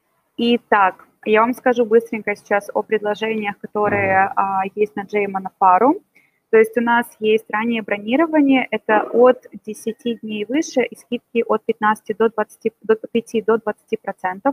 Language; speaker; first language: Russian; native; Russian